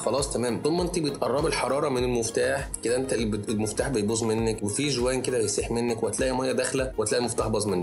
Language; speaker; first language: Arabic; native; Arabic